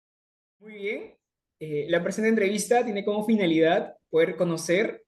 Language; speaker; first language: Spanish; native; Spanish